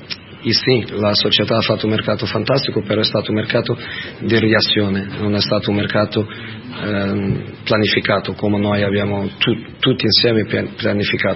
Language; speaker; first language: Italian; non-native, fluent; Portuguese